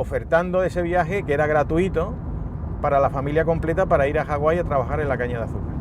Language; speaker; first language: Spanish; native; Spanish